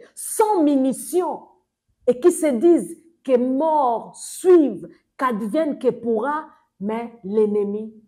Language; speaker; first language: French; non-native, local second language; Swahili